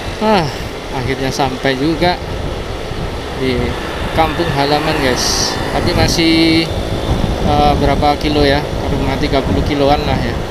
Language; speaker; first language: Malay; non-native, local second language; Javanese